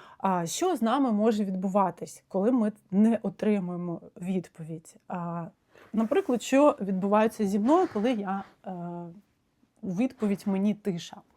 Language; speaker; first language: Ukrainian; non-native, local second language; Russian